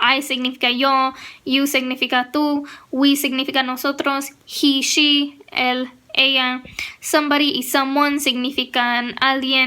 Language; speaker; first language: Spanish; non-native, fluent; English